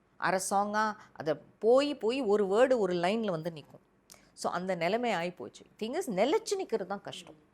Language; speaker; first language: Tamil; early bilingual, heritage; Tamil